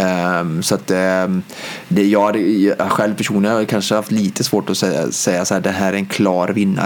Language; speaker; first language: Swedish; native; Swedish